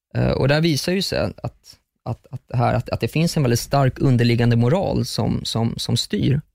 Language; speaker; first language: Swedish; early bilingual, other home language; German